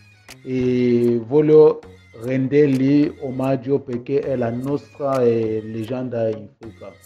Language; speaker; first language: Italian; non-native, learner; French